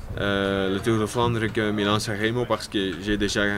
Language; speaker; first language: French; non-native, local second language; Dutch